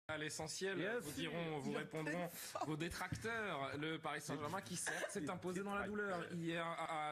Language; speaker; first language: French; native; French